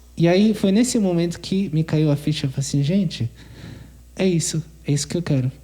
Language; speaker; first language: Portuguese; non-native, fluent; English